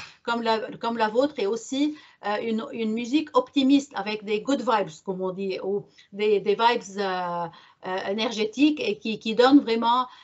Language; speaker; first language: French; non-native, local second language; Arabic